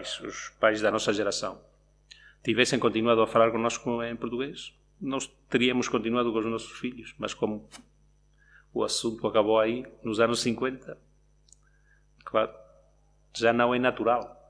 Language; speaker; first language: Portuguese; non-native, local second language; Spanish